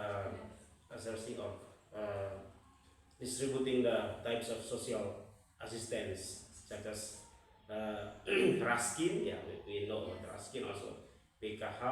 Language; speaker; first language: English; non-native, fluent; Indonesian